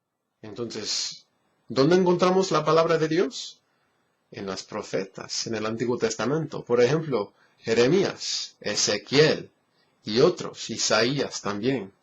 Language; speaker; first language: Spanish; non-native, fluent; English